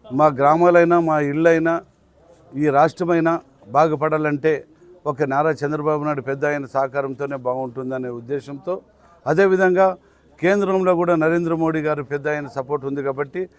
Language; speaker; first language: Telugu; native; Telugu